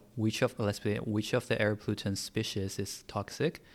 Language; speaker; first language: English; non-native, fluent; Chinese